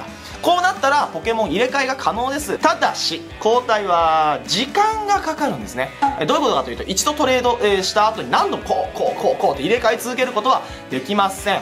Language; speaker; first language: Japanese; native; Japanese